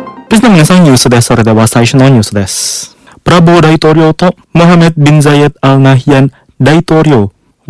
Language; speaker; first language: Japanese; non-native, fluent; Indonesian